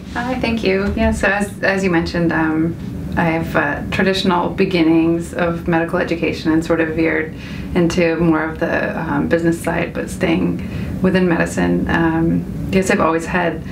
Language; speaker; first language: English; native; English